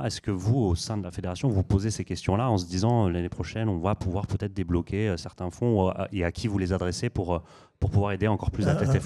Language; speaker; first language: French; native; French